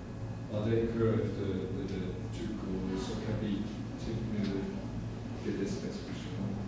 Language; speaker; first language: Danish; non-native, fluent; English